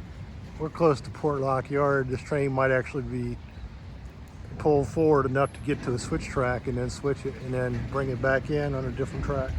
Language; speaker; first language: English; native; English